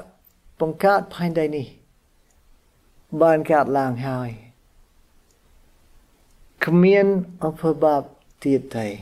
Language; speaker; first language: Khmer; non-native, fluent; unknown